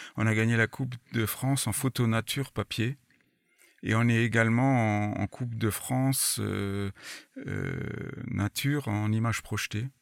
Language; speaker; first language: French; native; French